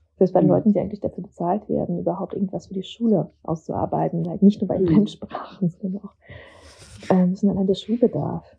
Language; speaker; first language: German; early bilingual, other home language; Russian